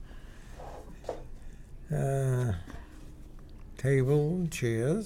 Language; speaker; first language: English; native; English